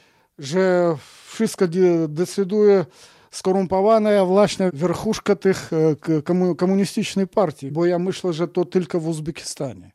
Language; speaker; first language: Polish; non-native, fluent; Russian